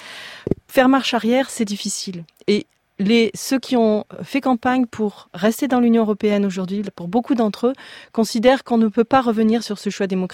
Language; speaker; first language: French; native; French